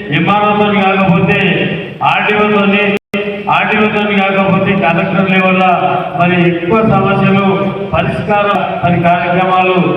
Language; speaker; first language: Telugu; native; Telugu